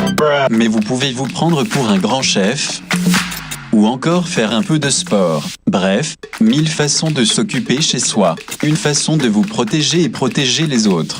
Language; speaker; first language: French; native; French